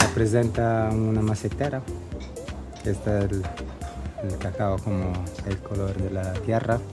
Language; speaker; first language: Spanish; non-native, learner; Italian